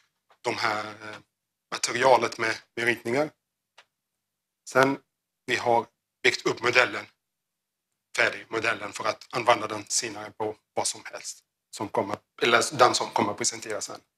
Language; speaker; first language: Swedish; non-native, learner; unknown